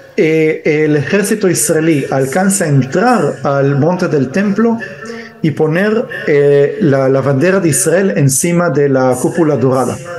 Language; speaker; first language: Spanish; early bilingual, heritage; Spanish